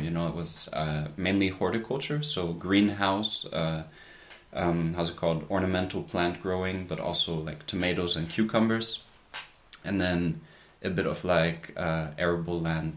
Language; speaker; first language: English; native; English